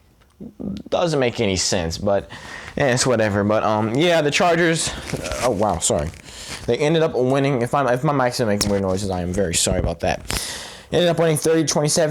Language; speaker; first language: English; native; English